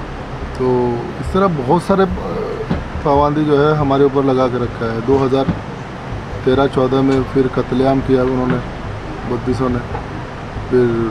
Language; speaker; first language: Hindi; non-native, fluent; Rohingya